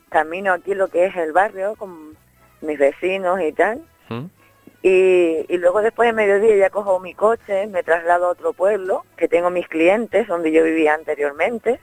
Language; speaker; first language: Spanish; native; Spanish